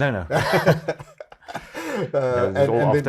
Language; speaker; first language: English; non-native, local second language; Afrikaans